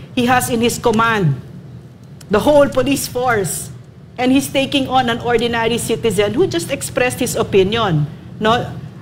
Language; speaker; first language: English; non-native, local second language; Filipino